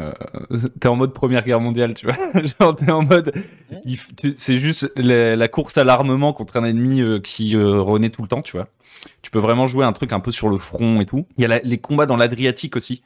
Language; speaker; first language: French; native; French